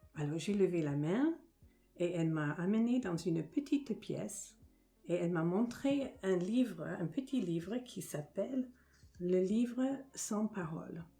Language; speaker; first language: French; non-native, fluent; English